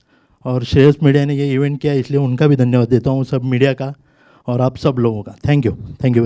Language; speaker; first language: Hindi; non-native, local second language; Telugu